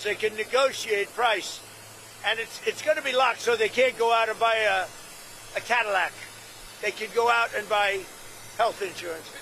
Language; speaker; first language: English; native; English